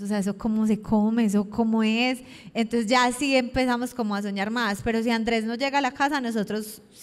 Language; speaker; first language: Spanish; native; Spanish